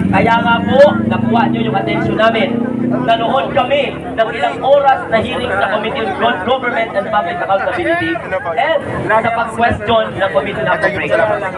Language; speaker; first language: Filipino; non-native, local second language; Cebuano